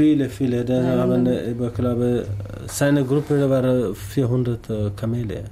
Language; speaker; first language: German; non-native, learner; Tamasheq